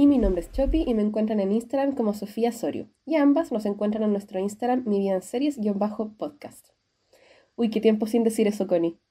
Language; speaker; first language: Spanish; native; Spanish